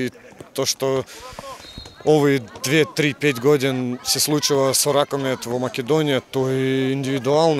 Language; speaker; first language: Macedonian; non-native, learner; Russian